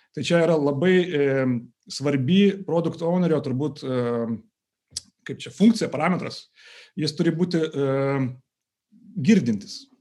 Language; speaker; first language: Lithuanian; non-native, local second language; Russian